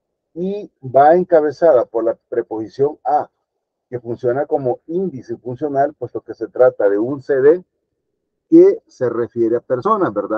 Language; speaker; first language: Spanish; native; Spanish